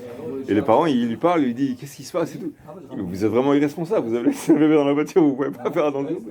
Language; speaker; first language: French; native; French